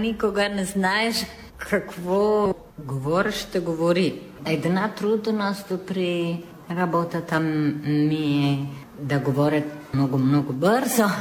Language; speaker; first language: Bulgarian; non-native, fluent; Italian